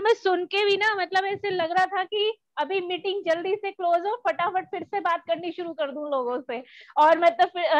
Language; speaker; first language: Hindi; native; Hindi